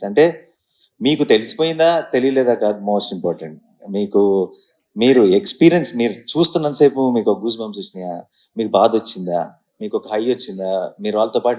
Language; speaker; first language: Telugu; native; Telugu